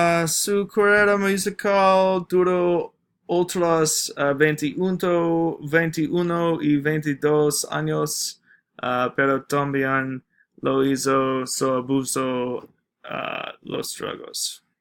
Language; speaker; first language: Spanish; non-native, learner; English